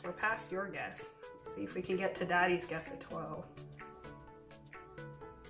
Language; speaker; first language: English; native; English